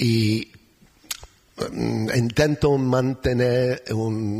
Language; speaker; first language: Spanish; non-native, learner; English